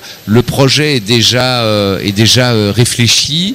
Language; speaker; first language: French; native; French